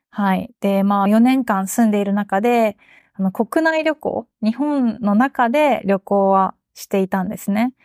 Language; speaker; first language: Japanese; native; Japanese